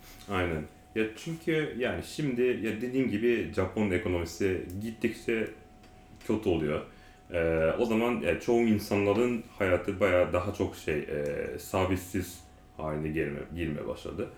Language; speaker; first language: Turkish; non-native, learner; Japanese